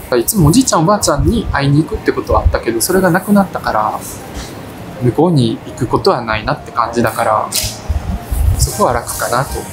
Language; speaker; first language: Japanese; early bilingual, other home language; Russian